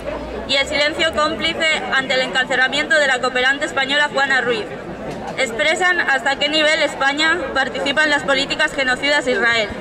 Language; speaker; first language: Spanish; native; Spanish